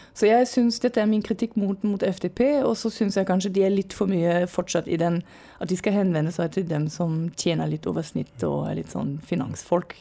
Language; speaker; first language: Norwegian; non-native, fluent; German